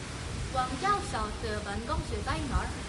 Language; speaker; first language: Chinese; non-native, learner; Malay